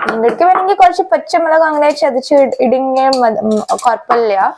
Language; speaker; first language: Malayalam; non-native, local second language; Hindi